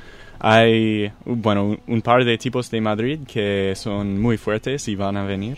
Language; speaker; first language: Spanish; non-native, fluent; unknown